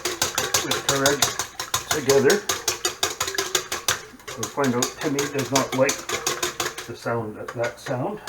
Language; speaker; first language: English; native; English